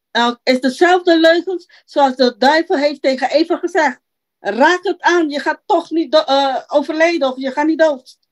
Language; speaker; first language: Dutch; non-native, local second language; Papiamento